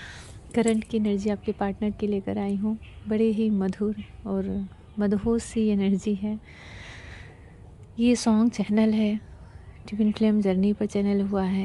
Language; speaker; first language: Hindi; native; Hindi